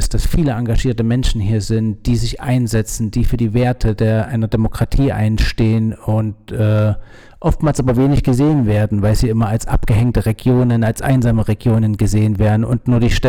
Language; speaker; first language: German; native; German